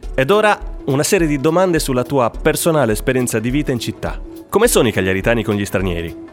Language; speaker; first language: Italian; native; Italian